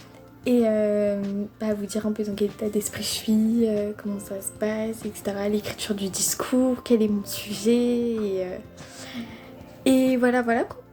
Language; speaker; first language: French; native; French